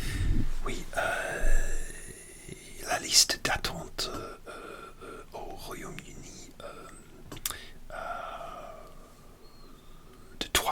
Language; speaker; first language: French; non-native, learner; English